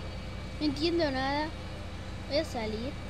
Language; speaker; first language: Spanish; native; Spanish